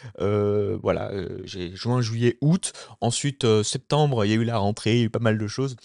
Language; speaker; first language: French; native; French